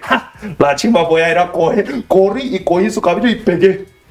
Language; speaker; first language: Spanish; non-native, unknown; Korean